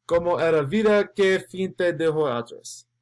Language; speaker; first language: Spanish; non-native, learner; English